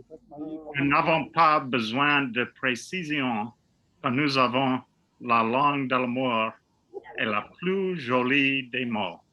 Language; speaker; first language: French; non-native, learner; English